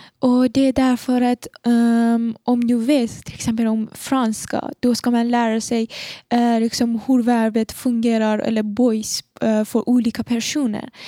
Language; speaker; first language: Swedish; non-native, fluent; Persian